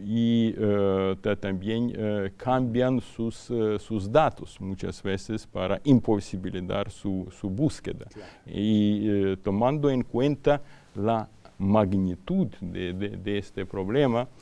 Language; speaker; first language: Spanish; non-native, fluent; Ukrainian